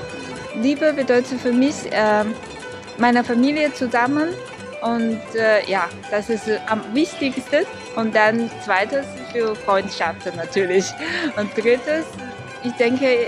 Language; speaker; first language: German; non-native, learner; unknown